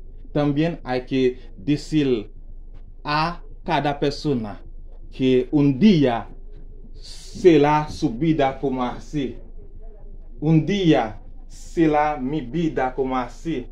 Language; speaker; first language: Spanish; non-native, learner; Haitian Creole